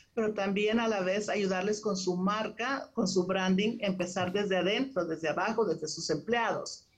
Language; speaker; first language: Spanish; native; Spanish